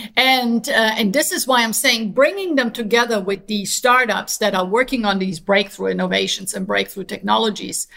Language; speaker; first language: English; non-native, fluent; German